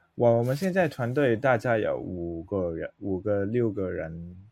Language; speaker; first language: Chinese; non-native, local second language; Cantonese